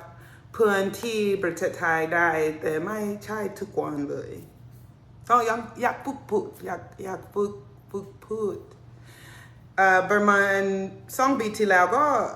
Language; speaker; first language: Thai; non-native, learner; English